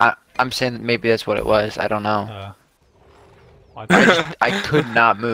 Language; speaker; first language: English; native; English